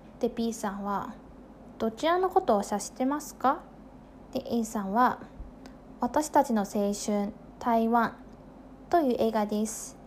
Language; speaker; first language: Japanese; non-native, fluent; Chinese